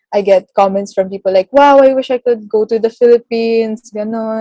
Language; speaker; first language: English; non-native, local second language; Filipino